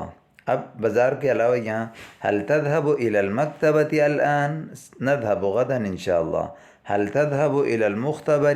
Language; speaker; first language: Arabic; non-native, fluent; Urdu